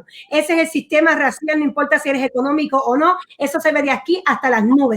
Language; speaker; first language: Spanish; native; Spanish